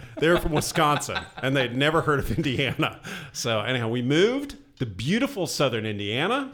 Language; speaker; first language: English; native; English